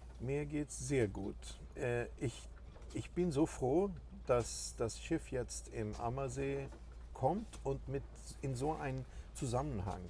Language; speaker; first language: German; non-native, fluent; Swedish